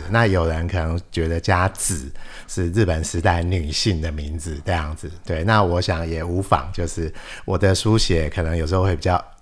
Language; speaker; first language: Chinese; native; Chinese